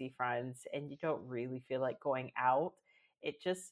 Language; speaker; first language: English; native; English